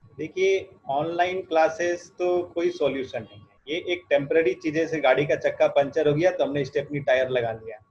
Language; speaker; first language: Hindi; native; Hindi